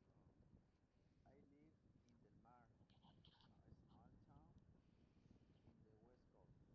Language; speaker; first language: English; non-native, learner; Spanish